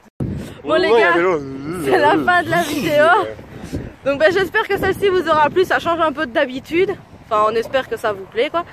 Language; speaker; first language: French; native; French